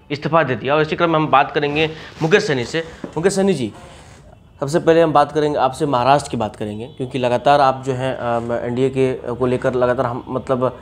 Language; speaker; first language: Hindi; native; Hindi